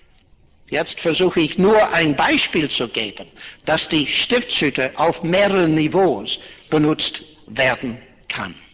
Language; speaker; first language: German; non-native, fluent; English